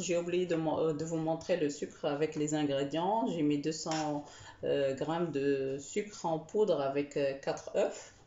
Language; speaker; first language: French; non-native, local second language; Arabic